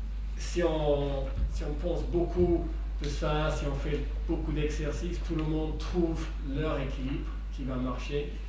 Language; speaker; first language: French; non-native, fluent; English